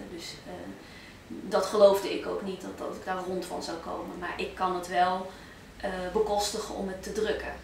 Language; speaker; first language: Dutch; early bilingual, other home language; Arabic